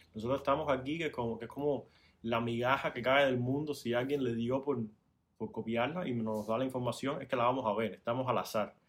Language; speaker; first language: Spanish; native; Spanish